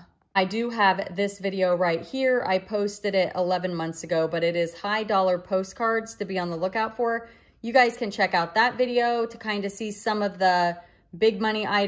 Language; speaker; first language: English; native; English